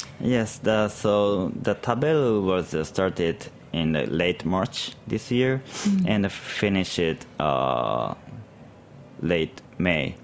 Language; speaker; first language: English; non-native, learner; Japanese